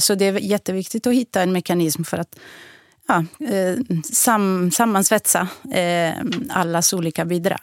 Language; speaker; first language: Swedish; non-native, fluent; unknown